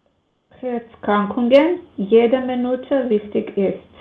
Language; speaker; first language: German; non-native, learner; Macedonian